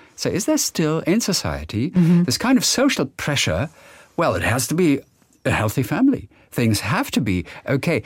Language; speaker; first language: English; non-native, fluent; German